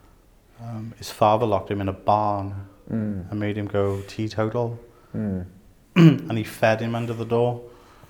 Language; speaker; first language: English; native; English